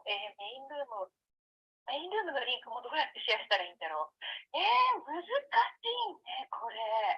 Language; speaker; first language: Japanese; native; Japanese